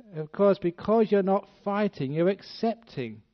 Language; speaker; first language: English; native; English